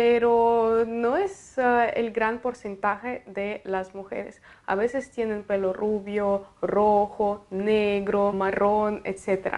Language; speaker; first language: Spanish; non-native, fluent; Russian